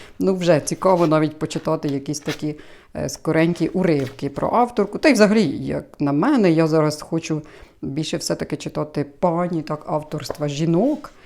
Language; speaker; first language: Ukrainian; native; Ukrainian